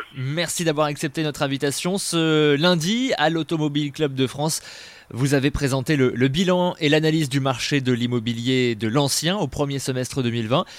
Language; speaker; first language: French; native; French